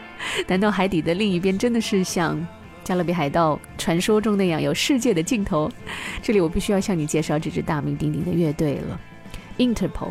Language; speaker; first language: Chinese; native; Chinese